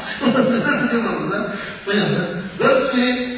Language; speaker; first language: Russian; non-native, learner; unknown